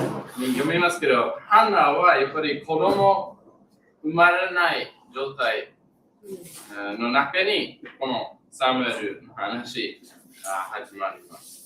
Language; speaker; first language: Japanese; non-native, learner; English